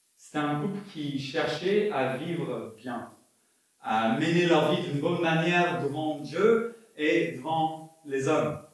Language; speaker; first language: French; non-native, fluent; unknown